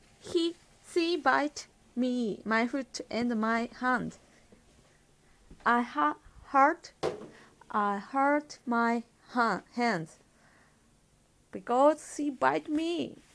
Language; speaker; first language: English; non-native, learner; Japanese